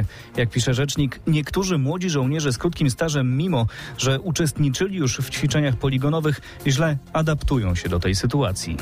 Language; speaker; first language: Polish; native; Polish